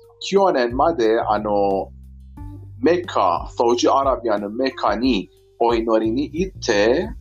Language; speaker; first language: Japanese; non-native, fluent; Persian